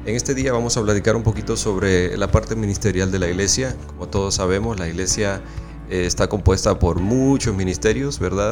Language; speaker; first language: Spanish; native; Spanish